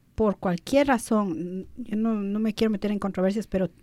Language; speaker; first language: Spanish; early bilingual, other home language; English